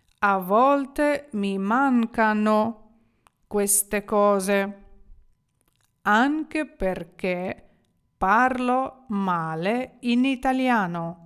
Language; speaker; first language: Italian; non-native, fluent; Ukrainian